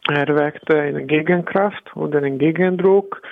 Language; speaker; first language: German; non-native, learner; Hungarian